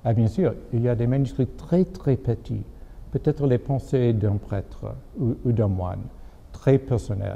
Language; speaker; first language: French; non-native, fluent; English